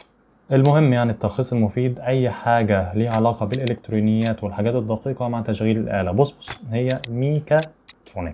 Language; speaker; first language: Arabic; native; Arabic